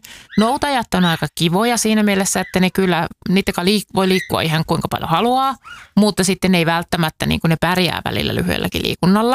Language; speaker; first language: Finnish; native; Finnish